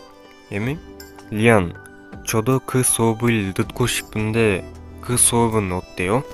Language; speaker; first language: Korean; non-native, fluent; Kyrgyz